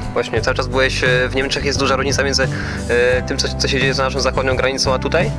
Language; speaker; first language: Polish; native; Polish